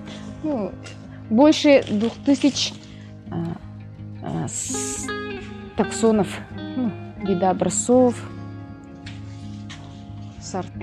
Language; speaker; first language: Russian; native; Russian